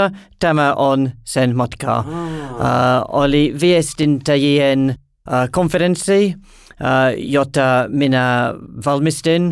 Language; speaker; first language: Finnish; non-native, learner; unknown